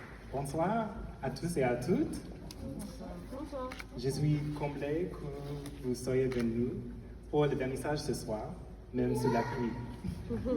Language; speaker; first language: French; non-native, fluent; English